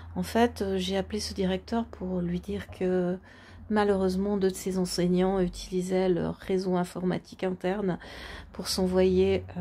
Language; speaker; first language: French; native; French